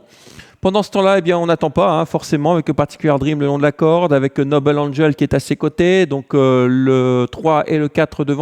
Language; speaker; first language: French; native; French